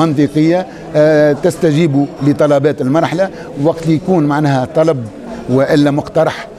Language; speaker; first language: Arabic; native; Arabic